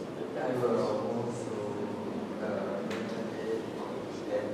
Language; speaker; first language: English; non-native, learner; Chinese